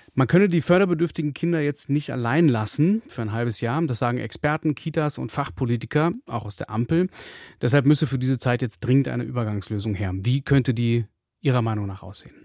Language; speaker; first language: German; native; German